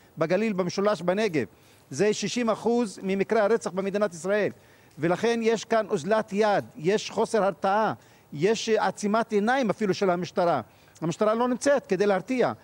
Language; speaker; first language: Hebrew; non-native, local second language; Arabic